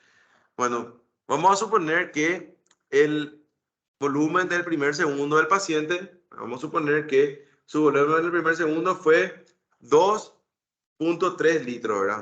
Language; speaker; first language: Spanish; native; Spanish